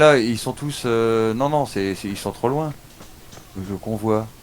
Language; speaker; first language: French; native; French